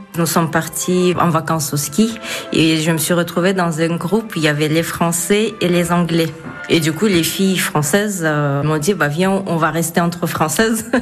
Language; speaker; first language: French; non-native, fluent; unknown